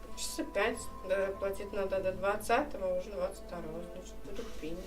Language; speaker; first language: Russian; native; Russian